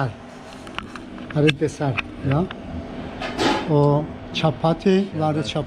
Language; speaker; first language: Swedish; non-native, learner; Persian